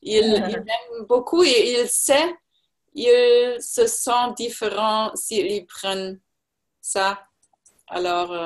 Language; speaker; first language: French; non-native, learner; German